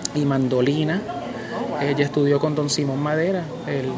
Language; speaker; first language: Spanish; native; Spanish